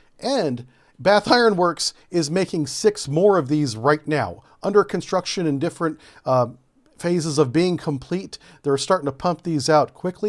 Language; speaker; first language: English; native; English